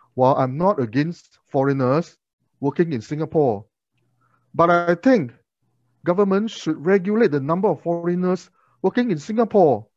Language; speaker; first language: English; non-native, local second language; Chinese